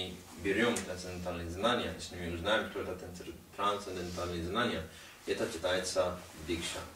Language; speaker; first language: Russian; non-native, learner; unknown